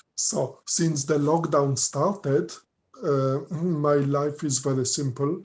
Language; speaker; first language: English; non-native, fluent; Polish